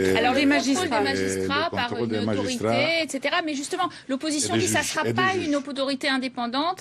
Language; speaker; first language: French; native; French